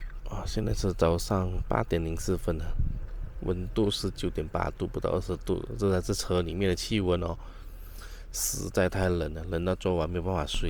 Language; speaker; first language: Chinese; native; Chinese